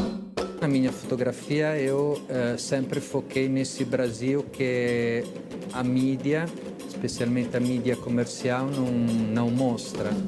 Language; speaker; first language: Portuguese; non-native, fluent; Italian